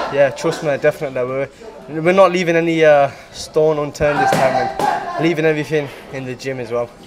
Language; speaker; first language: English; native; English